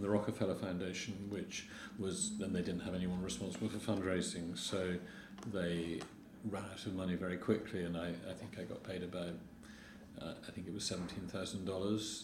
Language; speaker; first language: English; native; English